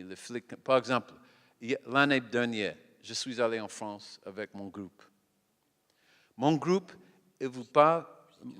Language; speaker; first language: French; non-native, learner; English